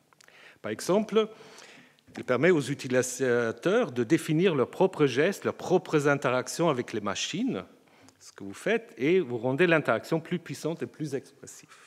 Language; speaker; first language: French; native; French